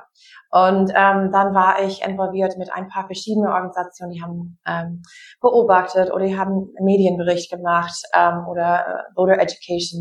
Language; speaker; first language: German; non-native, fluent; English